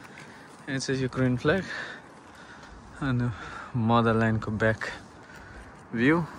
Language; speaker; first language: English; non-native, learner; Nepali